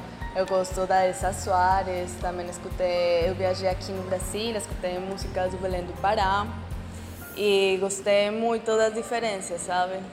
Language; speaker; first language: Portuguese; non-native, fluent; Spanish